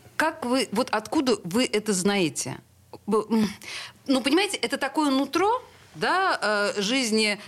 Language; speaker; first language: Russian; native; Russian